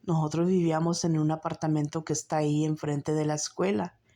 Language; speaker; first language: Spanish; early bilingual, heritage; Spanish